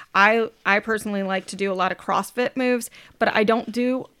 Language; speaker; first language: English; native; English